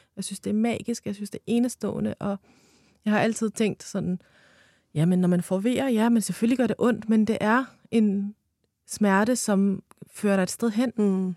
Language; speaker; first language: Danish; early bilingual, other home language; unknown